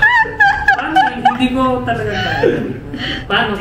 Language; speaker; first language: Filipino; non-native, learner; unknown